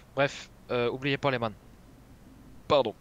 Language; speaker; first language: French; native; French